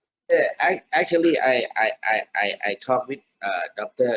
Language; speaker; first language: English; non-native, learner; Thai